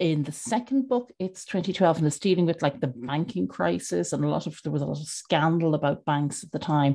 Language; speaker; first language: English; native; English